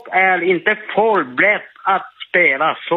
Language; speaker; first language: Swedish; non-native, learner; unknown